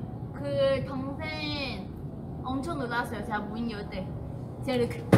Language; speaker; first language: Korean; non-native, fluent; Chinese